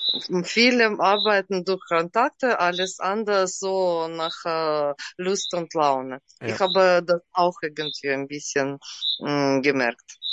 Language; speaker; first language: German; non-native, learner; Russian